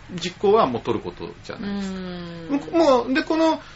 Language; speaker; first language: Japanese; native; Japanese